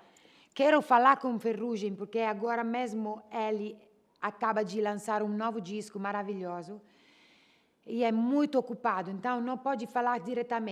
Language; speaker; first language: Portuguese; non-native, fluent; Italian